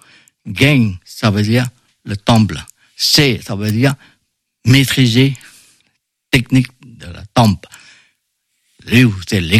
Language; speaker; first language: French; non-native, fluent; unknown